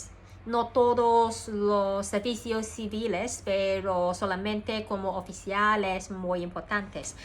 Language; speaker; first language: Spanish; non-native, learner; Cantonese